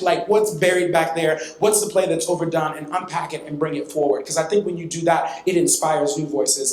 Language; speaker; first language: English; native; English